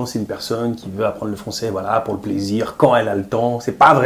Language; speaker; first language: French; native; French